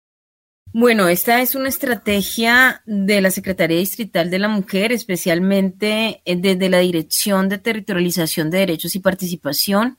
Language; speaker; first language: Spanish; native; Spanish